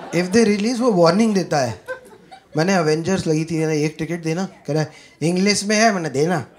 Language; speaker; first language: Hindi; native; Hindi